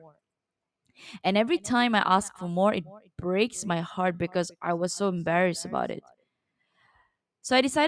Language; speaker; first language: English; non-native, local second language; Malay